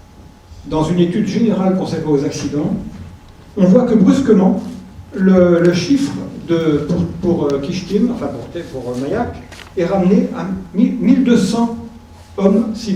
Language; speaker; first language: French; native; French